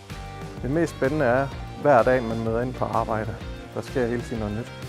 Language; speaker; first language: Danish; native; Danish